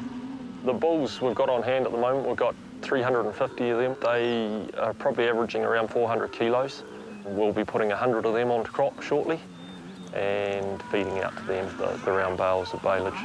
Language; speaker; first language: English; native; English